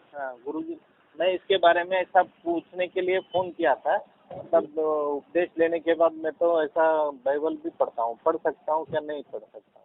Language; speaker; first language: Hindi; non-native, local second language; Kannada